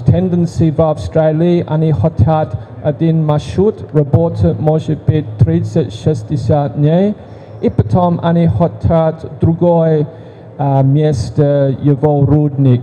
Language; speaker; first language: Russian; non-native, learner; English